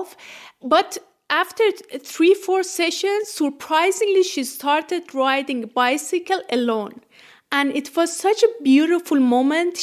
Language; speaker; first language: English; non-native, fluent; Persian